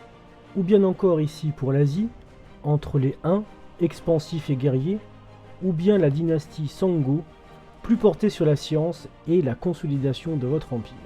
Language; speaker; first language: French; native; French